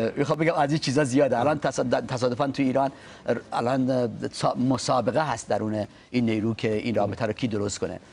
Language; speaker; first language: Persian; non-native, local second language; Talysh